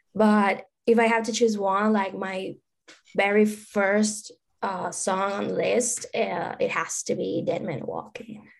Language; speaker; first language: English; non-native, fluent; Spanish